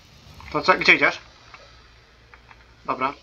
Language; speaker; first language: Polish; native; Polish